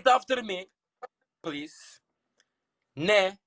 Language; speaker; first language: English; non-native, learner; Turkish